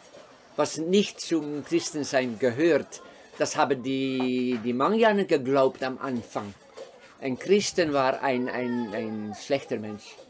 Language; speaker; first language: German; non-native, fluent; Dutch